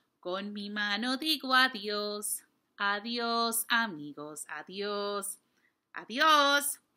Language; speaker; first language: Spanish; non-native, fluent; English